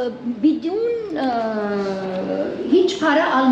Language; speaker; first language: Turkish; non-native, fluent; Arabic